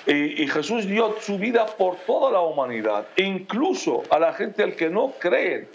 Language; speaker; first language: Spanish; non-native, fluent; Aramaic